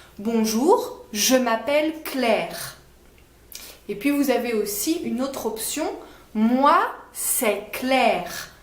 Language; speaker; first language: French; native; French